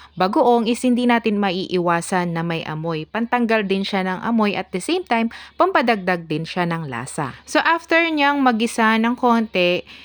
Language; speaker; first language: Filipino; non-native, local second language; Pampanga